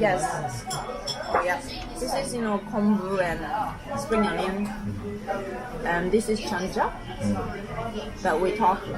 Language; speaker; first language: English; non-native, learner; Japanese